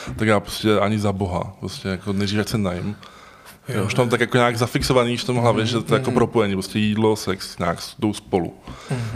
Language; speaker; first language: Czech; native; Czech